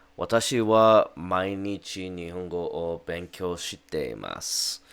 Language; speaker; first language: Japanese; non-native, learner; English